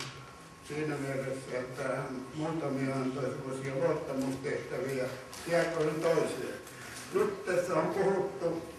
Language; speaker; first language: Finnish; native; Finnish